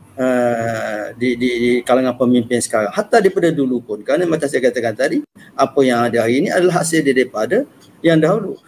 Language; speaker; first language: Malay; native; Malay